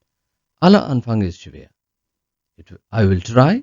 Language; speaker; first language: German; non-native, learner; Urdu